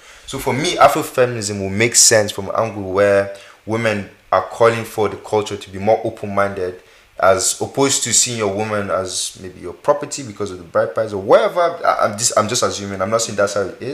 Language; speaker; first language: English; non-native, local second language; Hausa